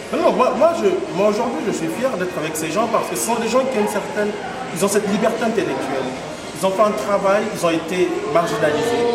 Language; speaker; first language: French; non-native, local second language; Lingala